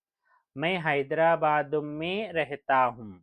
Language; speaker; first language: Hindi; non-native, local second language; Telugu